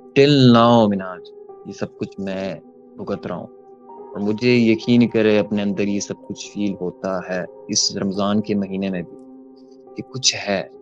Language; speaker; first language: Urdu; early bilingual, heritage; Urdu